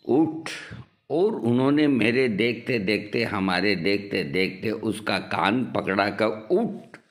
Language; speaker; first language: Hindi; native; Hindi